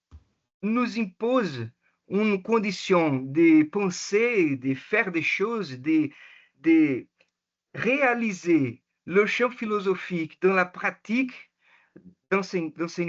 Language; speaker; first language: French; non-native, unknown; Portuguese